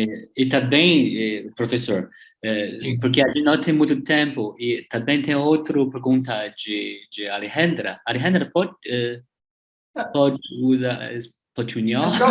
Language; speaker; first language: Portuguese; non-native, learner; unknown